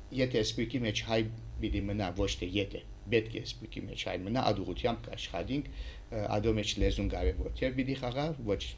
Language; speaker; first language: Armenian; early bilingual, heritage; Armenian